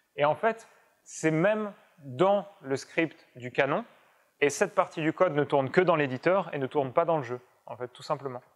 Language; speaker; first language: French; native; French